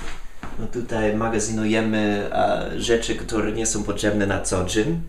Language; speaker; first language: Polish; non-native, learner; English